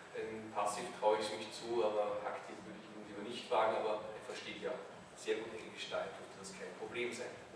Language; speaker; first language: German; native; German